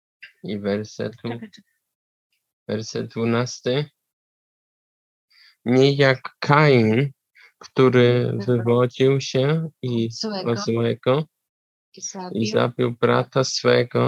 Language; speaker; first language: Polish; non-native, learner; German